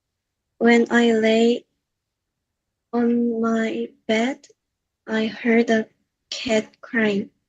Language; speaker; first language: English; non-native, learner; Korean